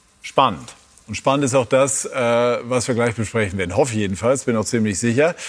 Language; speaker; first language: German; native; German